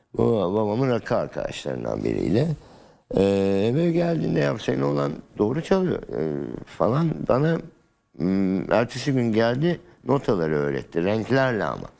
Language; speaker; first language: Turkish; native; Turkish